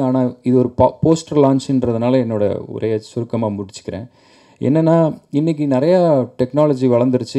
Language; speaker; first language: Tamil; native; Tamil